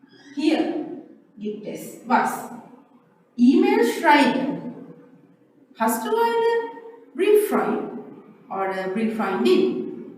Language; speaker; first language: German; non-native, learner; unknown